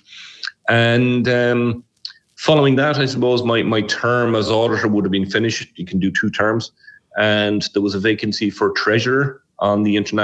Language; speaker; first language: English; native; English